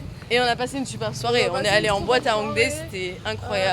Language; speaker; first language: French; native; French